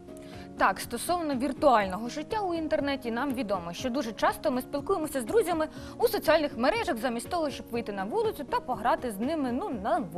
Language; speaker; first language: Ukrainian; native; Ukrainian